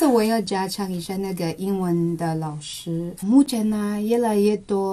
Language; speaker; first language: Chinese; non-native, local second language; Cebuano